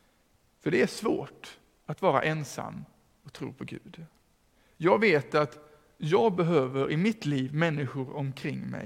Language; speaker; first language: Swedish; native; Swedish